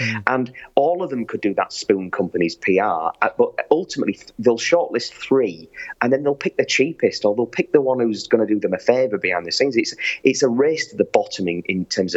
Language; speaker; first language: English; native; English